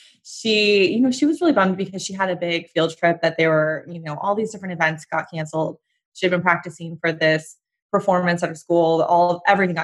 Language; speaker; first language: English; native; English